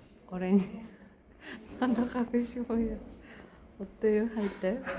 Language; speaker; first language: Korean; non-native, learner; Kazakh